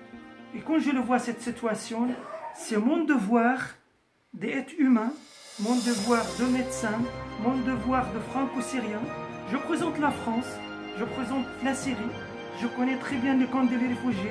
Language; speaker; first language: French; non-native, fluent; Arabic